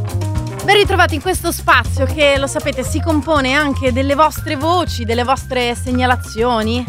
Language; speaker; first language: Italian; native; Italian